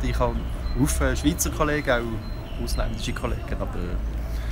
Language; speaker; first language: German; non-native, learner; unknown